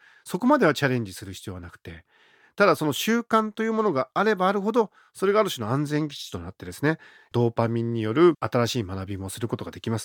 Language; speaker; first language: Japanese; native; Japanese